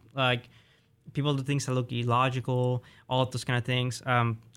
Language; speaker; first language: English; early bilingual, other home language; Spanish